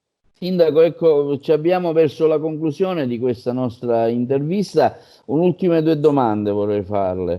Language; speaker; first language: Italian; native; Italian